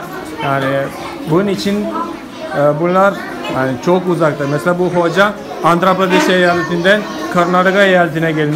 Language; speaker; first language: Turkish; non-native, fluent; Malayalam